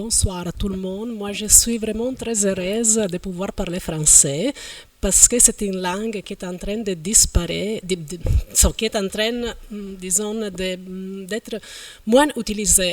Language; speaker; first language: French; non-native, fluent; Italian